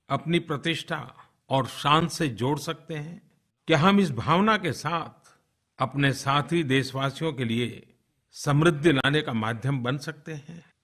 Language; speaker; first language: Hindi; non-native, local second language; Gujarati